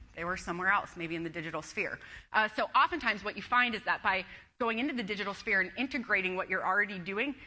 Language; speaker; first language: English; native; English